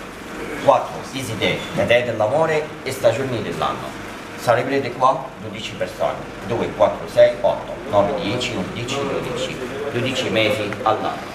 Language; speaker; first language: Italian; non-native, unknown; Arabic